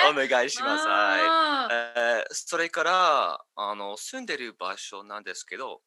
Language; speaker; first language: Japanese; non-native, learner; English